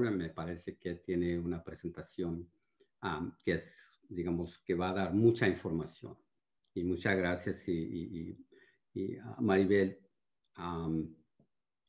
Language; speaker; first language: Spanish; early bilingual, heritage; Spanish